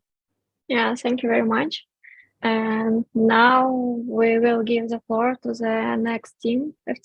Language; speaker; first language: English; non-native, fluent; Russian